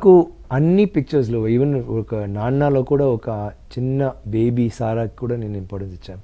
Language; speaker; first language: Telugu; non-native, local second language; Tamil